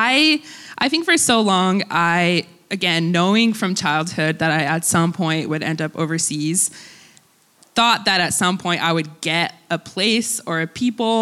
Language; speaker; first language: English; early bilingual, other home language; Russian